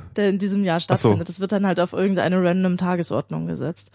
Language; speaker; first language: German; native; German